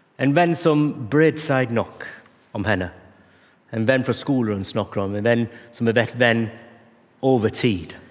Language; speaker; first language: Norwegian; non-native, fluent; English